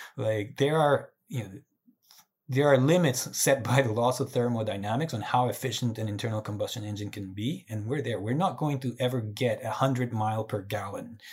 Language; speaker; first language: English; non-native, fluent; Spanish